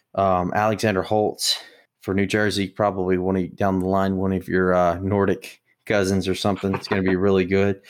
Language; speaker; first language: English; native; English